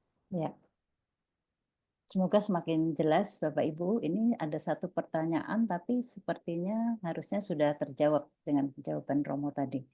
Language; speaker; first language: Indonesian; native; Indonesian